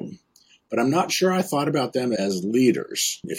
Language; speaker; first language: English; native; English